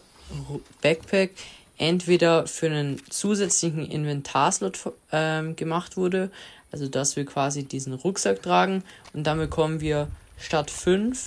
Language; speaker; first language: German; native; German